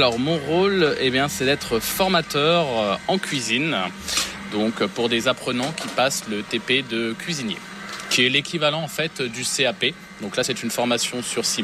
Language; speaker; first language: French; native; French